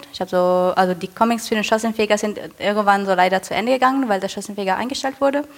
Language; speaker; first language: German; non-native, fluent; Italian